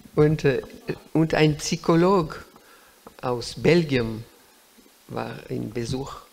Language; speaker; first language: German; non-native, learner; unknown